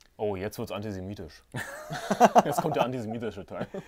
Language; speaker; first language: German; native; German